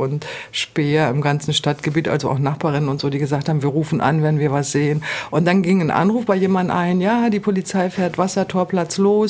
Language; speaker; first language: German; native; German